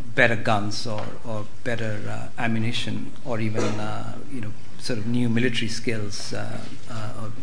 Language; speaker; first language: English; non-native, local second language; Hindi